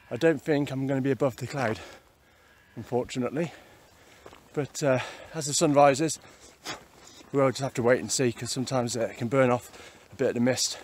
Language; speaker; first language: English; native; English